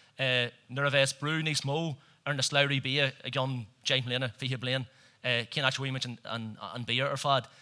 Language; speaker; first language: Irish; native; Irish